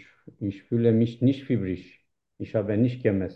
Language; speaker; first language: German; non-native, learner; Turkish